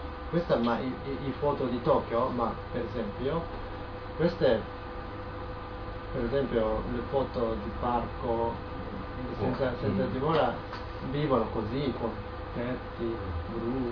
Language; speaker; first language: Italian; non-native, learner; Japanese